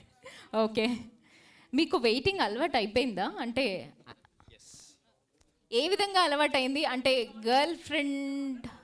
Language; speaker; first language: Telugu; native; Telugu